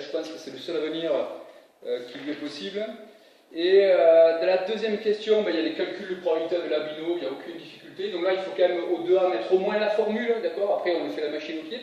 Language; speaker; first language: French; native; French